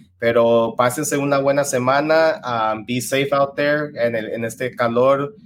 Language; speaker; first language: Spanish; early bilingual, heritage; Spanish